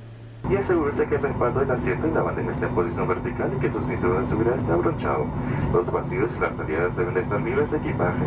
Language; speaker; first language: Spanish; native; Spanish